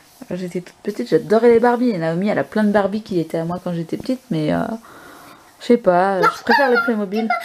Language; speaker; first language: French; native; French